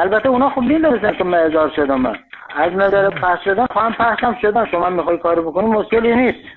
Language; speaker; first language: Persian; non-native, local second language; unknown